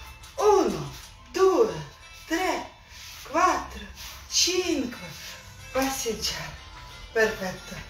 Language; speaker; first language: Italian; non-native, learner; Russian